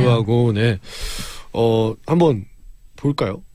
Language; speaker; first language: Korean; native; Korean